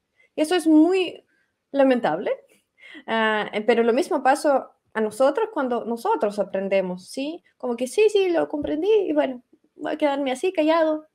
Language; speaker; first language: Spanish; non-native, fluent; Russian